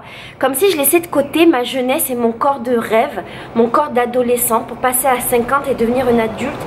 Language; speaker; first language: French; native; French